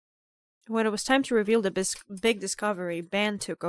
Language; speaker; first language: English; non-native, fluent; Polish